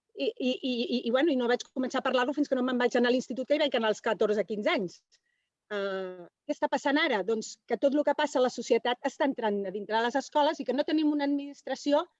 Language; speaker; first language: Catalan; non-native, local second language; Spanish